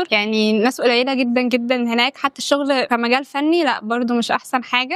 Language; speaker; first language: Arabic; native; Arabic